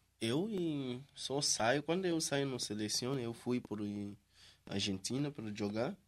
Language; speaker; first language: Portuguese; non-native, learner; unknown